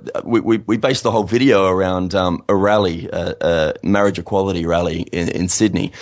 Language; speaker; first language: English; native; English